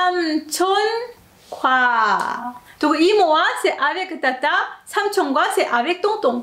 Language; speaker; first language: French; non-native, fluent; Korean